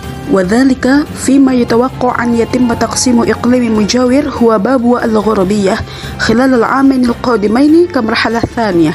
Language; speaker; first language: Arabic; non-native, learner; Indonesian